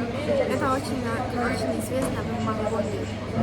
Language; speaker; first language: Russian; non-native, learner; Mongolian